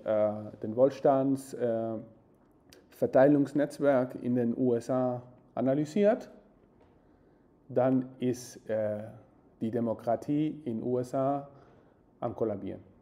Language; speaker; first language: German; non-native, fluent; Spanish